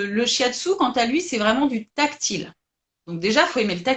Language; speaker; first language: French; native; French